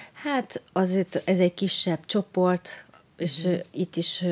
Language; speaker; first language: Hungarian; early bilingual, other home language; Vietnamese